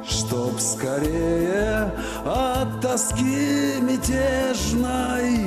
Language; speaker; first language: Russian; native; Russian